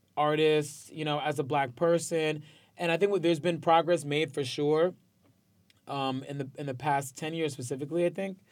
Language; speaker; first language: English; native; English